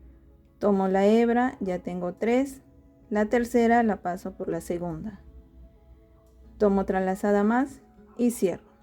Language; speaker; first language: Spanish; native; Spanish